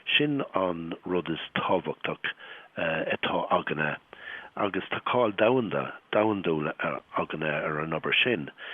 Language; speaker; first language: Irish; non-native, local second language; English